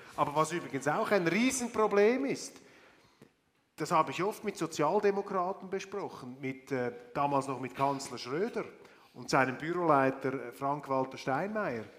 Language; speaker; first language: German; native; German